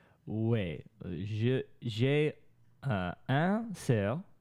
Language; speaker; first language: French; non-native, learner; English